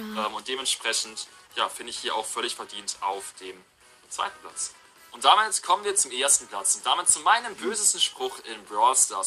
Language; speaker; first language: German; native; German